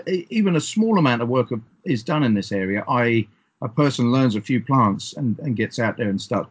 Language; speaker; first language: English; native; English